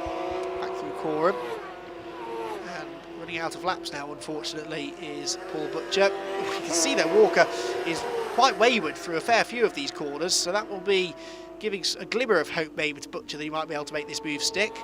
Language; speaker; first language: English; native; English